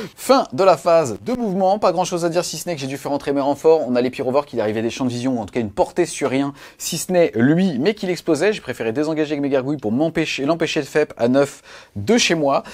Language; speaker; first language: French; native; French